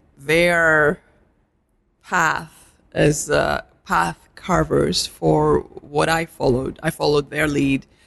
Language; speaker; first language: English; non-native, fluent; Arabic